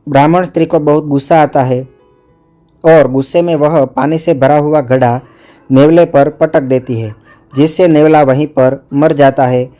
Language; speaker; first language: Hindi; non-native, local second language; Gujarati